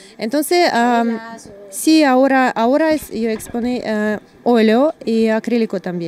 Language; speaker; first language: Spanish; non-native, learner; Russian